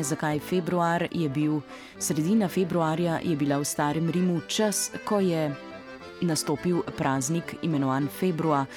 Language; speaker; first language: Slovenian; native; Slovenian